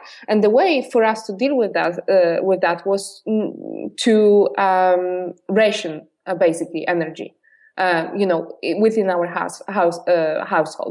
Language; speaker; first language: English; non-native, fluent; Polish